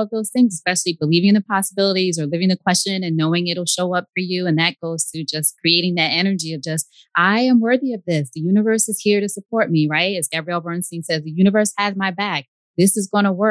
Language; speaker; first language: English; native; English